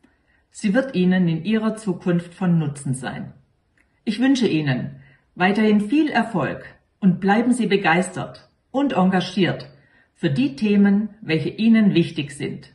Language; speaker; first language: German; non-native, fluent; Polish